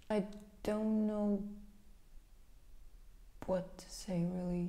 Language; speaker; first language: English; native; English